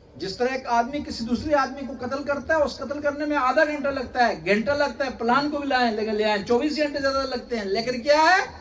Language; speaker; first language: Urdu; non-native, local second language; Punjabi